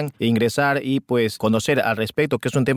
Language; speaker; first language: Spanish; native; Spanish